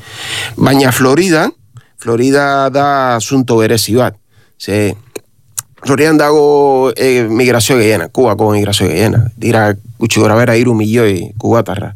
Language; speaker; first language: Basque; non-native, learner; Spanish